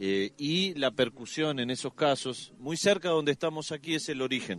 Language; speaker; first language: Spanish; native; Spanish